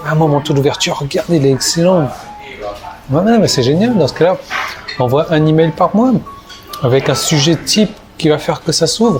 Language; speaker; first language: French; native; French